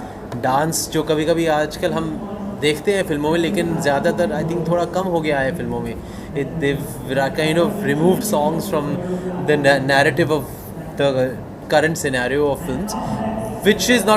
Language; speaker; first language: Hindi; native; Hindi